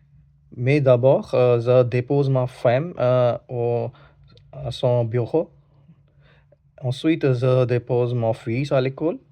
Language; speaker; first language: French; non-native, learner; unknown